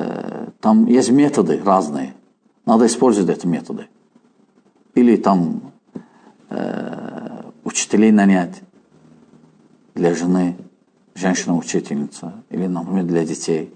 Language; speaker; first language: Russian; non-native, fluent; Azerbaijani